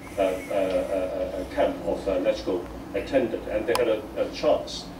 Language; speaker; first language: English; non-native, local second language; Cantonese